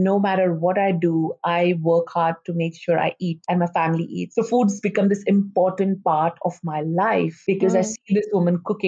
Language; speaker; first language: English; non-native, local second language; Hindi